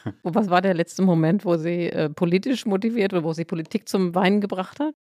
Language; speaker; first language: German; native; German